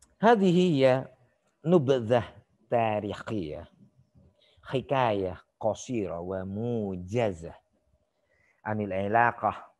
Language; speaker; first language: Arabic; non-native, fluent; Indonesian